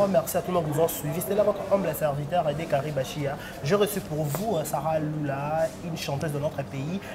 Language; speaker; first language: French; non-native, local second language; Lingala